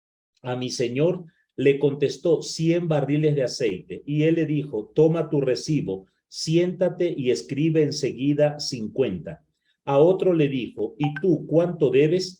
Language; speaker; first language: Spanish; native; Spanish